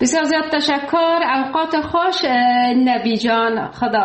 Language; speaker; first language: Persian; native; Persian